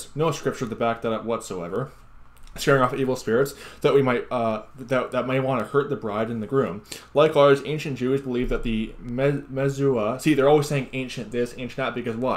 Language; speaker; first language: English; native; English